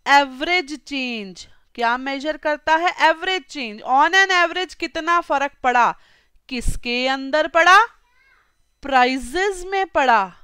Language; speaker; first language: Hindi; native; Hindi